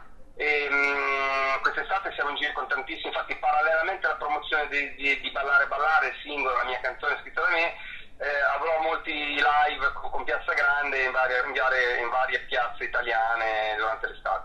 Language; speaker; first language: Italian; native; Italian